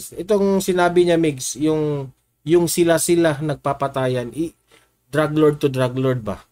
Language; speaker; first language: Filipino; non-native, local second language; Cebuano